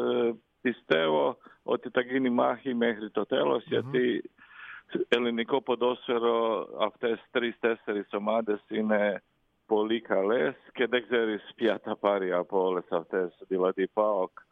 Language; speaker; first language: Greek; non-native, learner; Croatian